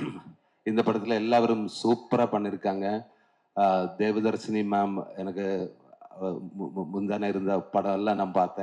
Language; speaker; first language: Tamil; non-native, fluent; Malayalam